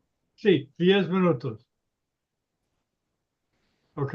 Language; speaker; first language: Spanish; non-native, learner; English